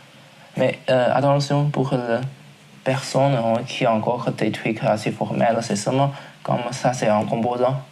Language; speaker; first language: French; non-native, learner; Chinese